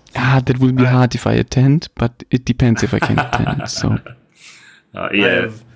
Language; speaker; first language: English; non-native, fluent; German